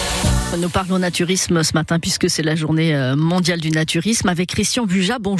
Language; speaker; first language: French; native; French